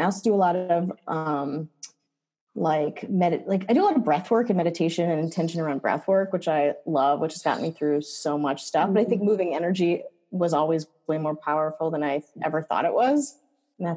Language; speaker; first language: English; native; English